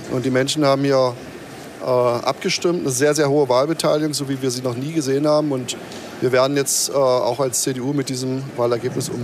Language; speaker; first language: German; native; German